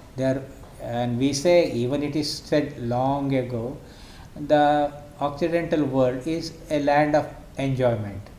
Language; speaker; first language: English; non-native, local second language; Kannada